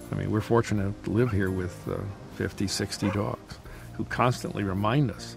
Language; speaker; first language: English; native; English